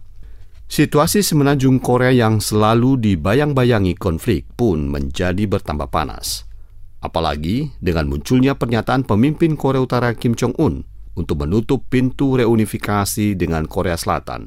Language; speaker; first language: Indonesian; native; Indonesian